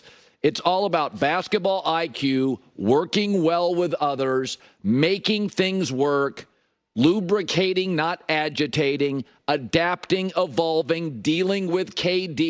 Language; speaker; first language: English; native; English